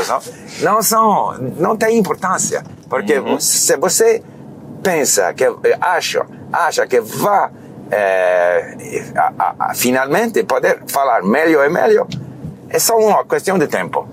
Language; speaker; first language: Portuguese; non-native, learner; English